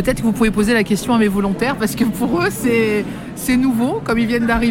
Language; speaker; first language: French; native; French